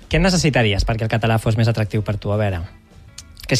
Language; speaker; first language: Catalan; native; Catalan